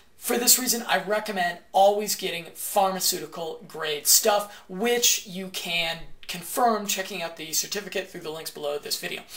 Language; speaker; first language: English; native; English